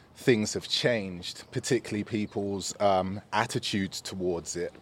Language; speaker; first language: English; native; English